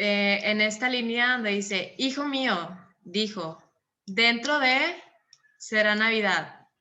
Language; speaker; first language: Spanish; native; Spanish